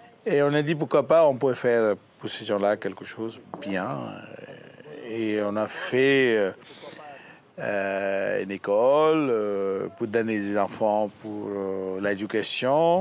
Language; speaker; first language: French; non-native, fluent; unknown